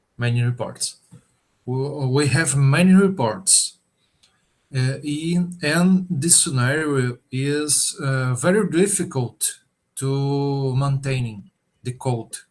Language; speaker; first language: English; non-native, learner; Portuguese